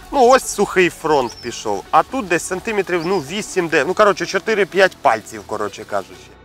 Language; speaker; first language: Ukrainian; non-native, local second language; Russian